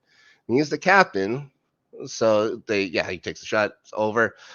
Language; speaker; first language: English; native; English